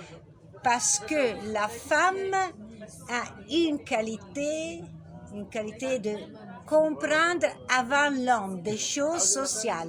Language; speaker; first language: French; non-native, learner; Italian